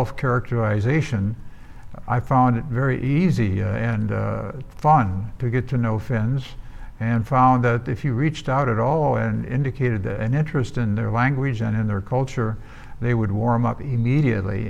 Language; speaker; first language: English; native; English